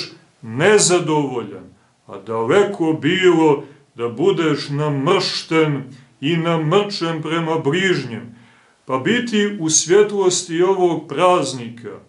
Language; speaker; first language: Serbian; native; Serbian